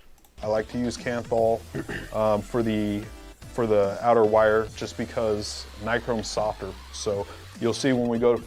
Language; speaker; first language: English; native; English